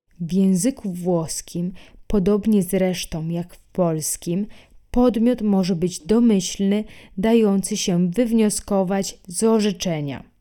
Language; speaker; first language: Polish; non-native, fluent; Italian